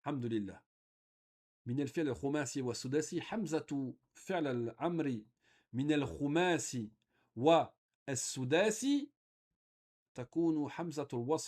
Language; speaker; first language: Arabic; non-native, fluent; French